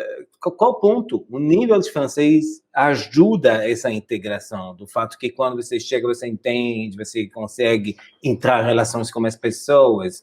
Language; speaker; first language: Portuguese; non-native, fluent; French